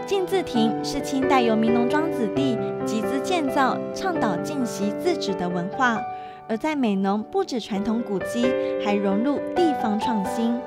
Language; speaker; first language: Chinese; native; Chinese